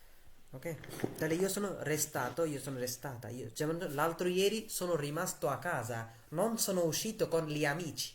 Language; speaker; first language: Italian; non-native, fluent; Bangla